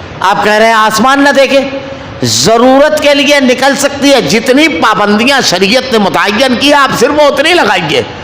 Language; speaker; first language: Urdu; native; Urdu